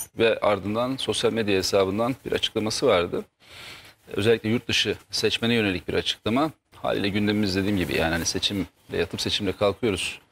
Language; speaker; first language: Turkish; native; Turkish